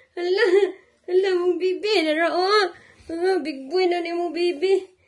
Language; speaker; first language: Filipino; non-native, local second language; Hiligaynon